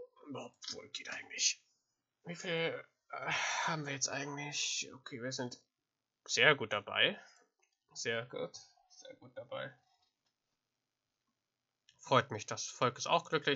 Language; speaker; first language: German; native; German